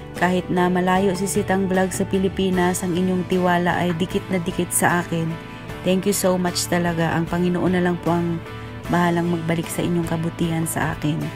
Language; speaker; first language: Filipino; non-native, local second language; Hiligaynon